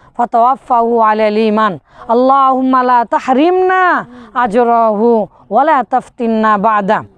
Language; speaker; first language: Arabic; non-native, fluent; Bangla